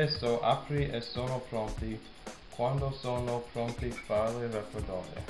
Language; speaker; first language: Italian; non-native, learner; English